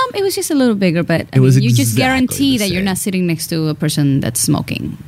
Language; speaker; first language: English; early bilingual, other home language; Spanish